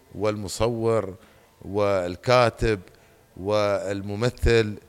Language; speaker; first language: Arabic; native; Arabic